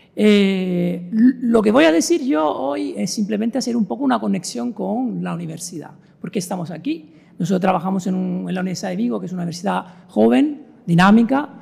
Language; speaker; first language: Spanish; non-native, fluent; Italian